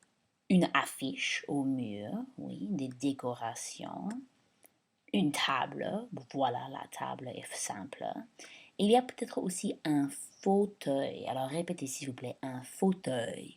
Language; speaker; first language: French; non-native, fluent; English